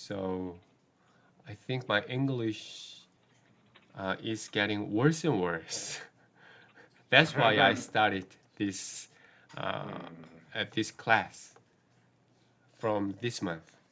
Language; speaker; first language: English; non-native, learner; Korean